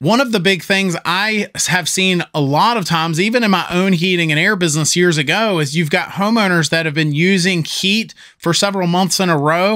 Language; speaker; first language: English; native; English